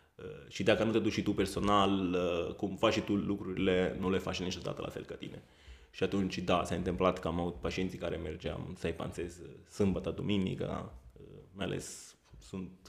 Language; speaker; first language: Romanian; non-native, fluent; Italian